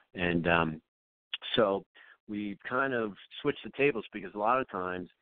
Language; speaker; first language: English; native; English